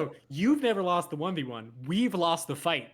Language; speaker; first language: English; native; English